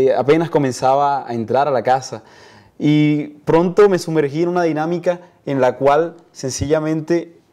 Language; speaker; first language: Spanish; native; Spanish